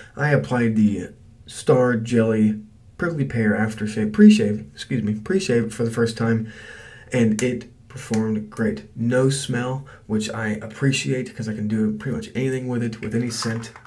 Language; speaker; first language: English; native; English